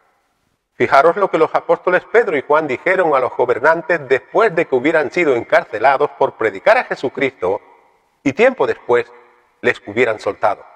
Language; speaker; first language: Spanish; native; Spanish